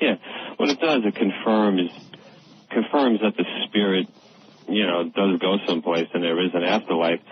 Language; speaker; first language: English; native; English